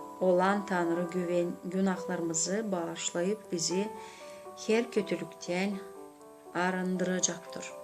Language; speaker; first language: Turkish; non-native, learner; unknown